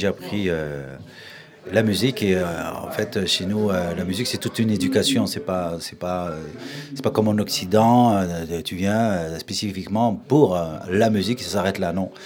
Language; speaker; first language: French; non-native, local second language; Arabic